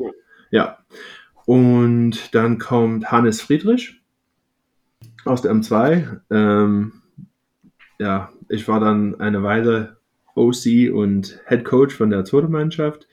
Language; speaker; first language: German; non-native, fluent; English